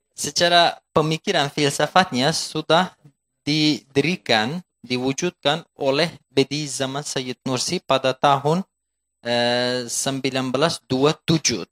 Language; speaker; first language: Indonesian; non-native, fluent; Turkish